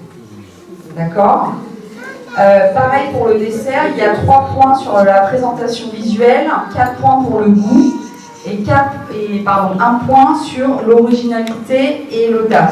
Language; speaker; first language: French; native; French